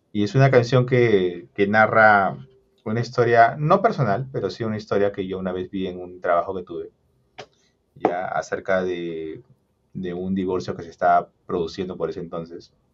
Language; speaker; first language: Spanish; native; Spanish